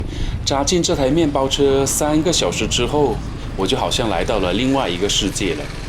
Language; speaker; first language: Chinese; native; Chinese